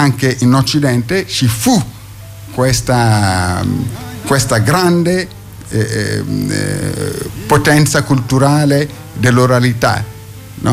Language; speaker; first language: Italian; non-native, fluent; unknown